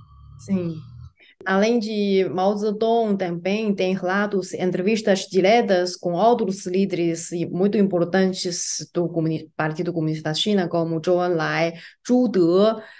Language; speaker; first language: Portuguese; non-native, fluent; Chinese